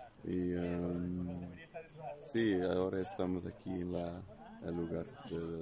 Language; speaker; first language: Spanish; non-native, fluent; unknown